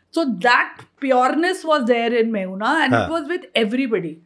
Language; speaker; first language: Hindi; native; Hindi